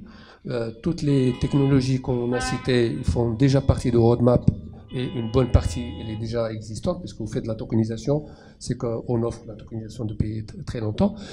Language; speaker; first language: French; non-native, local second language; Arabic